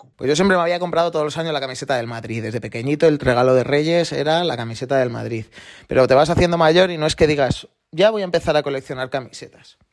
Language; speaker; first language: Spanish; native; Spanish